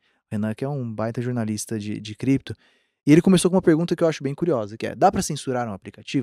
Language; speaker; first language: Portuguese; native; Portuguese